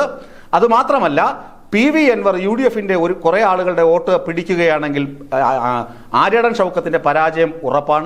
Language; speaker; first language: Malayalam; native; Malayalam